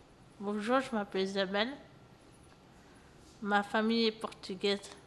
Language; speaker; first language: French; early bilingual, other home language; Portuguese